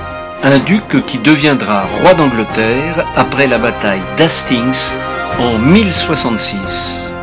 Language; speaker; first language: French; native; French